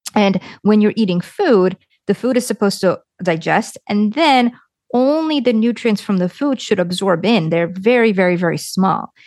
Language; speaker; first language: English; early bilingual, other home language; Lithuanian